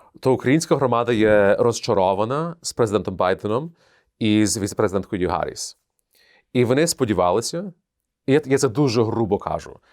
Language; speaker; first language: Ukrainian; early bilingual, heritage; Ukrainian